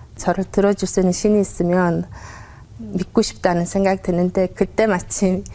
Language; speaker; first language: Korean; non-native, fluent; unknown